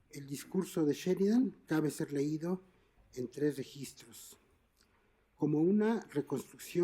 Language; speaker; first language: Spanish; native; Spanish